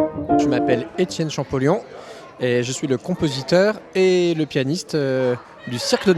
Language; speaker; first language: French; native; French